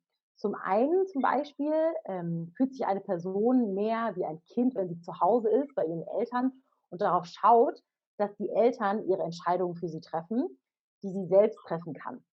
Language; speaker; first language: German; native; German